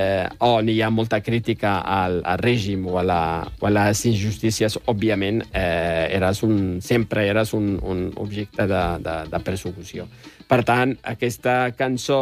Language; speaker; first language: Catalan; non-native, fluent; Riffian